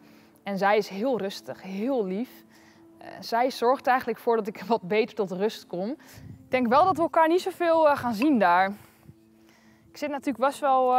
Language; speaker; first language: Dutch; native; Dutch